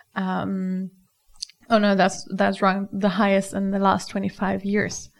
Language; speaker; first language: English; non-native, fluent; German